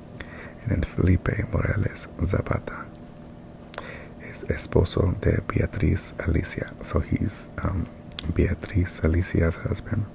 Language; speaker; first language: Spanish; non-native, learner; English